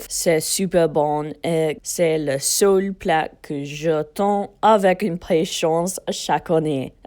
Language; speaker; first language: French; non-native, learner; English